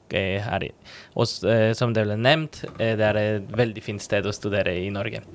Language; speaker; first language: Norwegian; non-native, fluent; Spanish